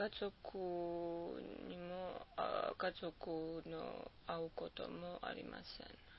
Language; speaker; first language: Japanese; non-native, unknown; Georgian